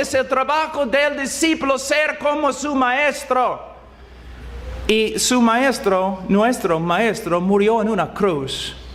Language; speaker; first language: Spanish; non-native, fluent; English